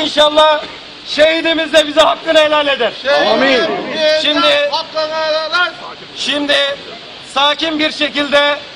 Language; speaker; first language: Turkish; native; Turkish